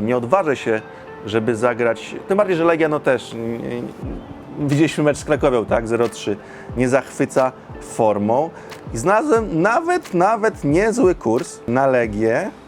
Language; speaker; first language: Polish; native; Polish